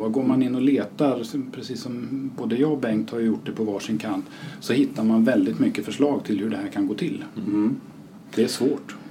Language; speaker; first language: Swedish; native; Swedish